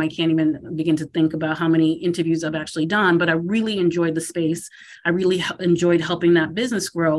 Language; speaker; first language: English; native; English